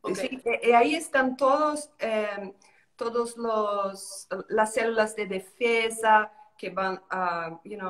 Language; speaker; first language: Spanish; non-native, learner; Portuguese